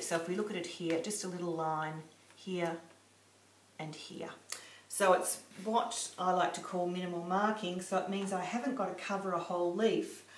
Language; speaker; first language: English; native; English